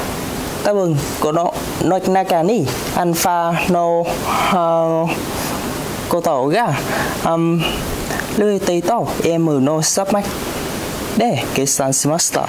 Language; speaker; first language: Japanese; non-native, learner; Vietnamese